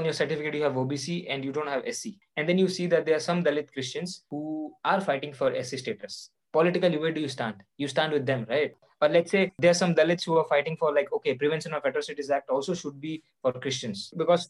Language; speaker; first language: English; non-native, local second language; Odia